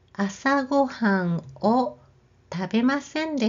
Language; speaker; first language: Japanese; non-native, learner; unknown